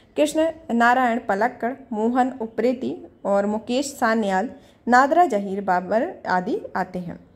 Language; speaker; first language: Hindi; native; Hindi